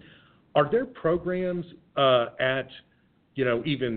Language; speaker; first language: English; native; English